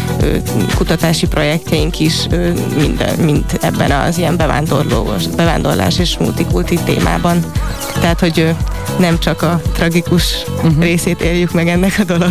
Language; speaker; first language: Hungarian; native; Hungarian